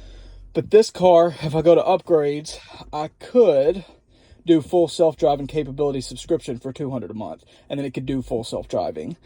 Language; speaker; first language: English; native; English